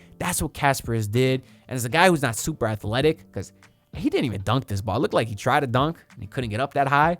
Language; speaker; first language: English; native; English